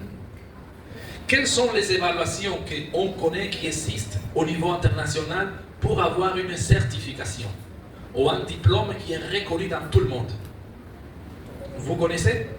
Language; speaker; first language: French; non-native, fluent; Spanish